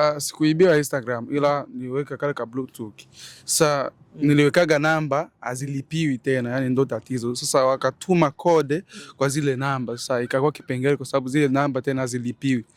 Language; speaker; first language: Swahili; native; Swahili